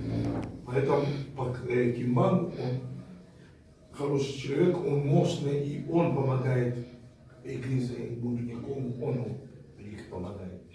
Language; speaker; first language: Russian; non-native, fluent; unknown